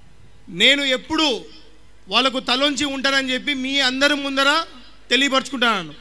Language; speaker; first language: Telugu; native; Telugu